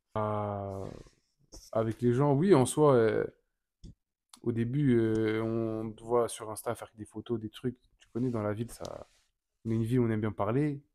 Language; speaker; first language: French; native; French